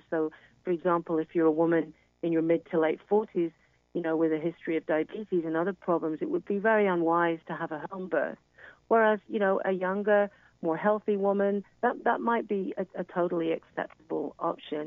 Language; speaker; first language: English; native; English